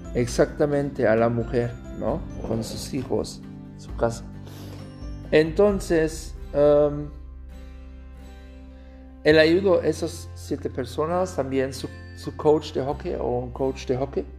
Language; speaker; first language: Spanish; non-native, learner; German